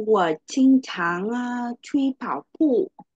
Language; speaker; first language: Chinese; non-native, learner; Vietnamese